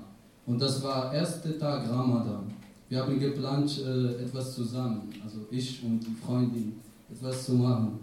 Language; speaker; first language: German; non-native, fluent; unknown